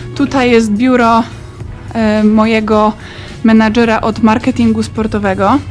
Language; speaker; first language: Polish; native; Polish